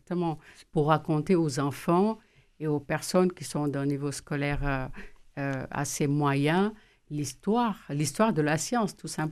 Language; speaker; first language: French; non-native, local second language; Wolof